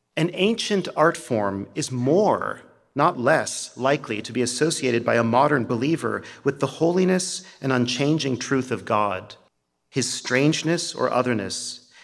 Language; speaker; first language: English; native; English